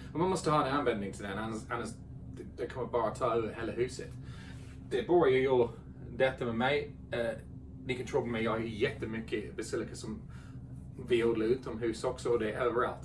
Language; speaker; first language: Swedish; non-native, fluent; English